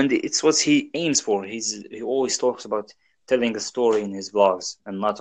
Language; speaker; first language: English; non-native, fluent; Arabic